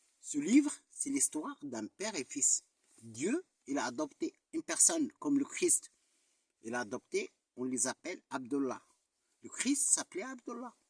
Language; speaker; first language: French; non-native, local second language; Arabic